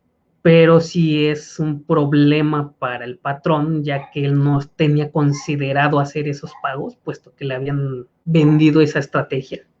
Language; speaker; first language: Spanish; native; Spanish